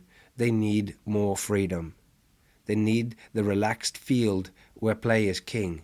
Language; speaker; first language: English; non-native, fluent; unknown